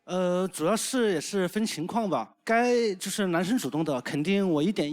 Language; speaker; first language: Chinese; native; Chinese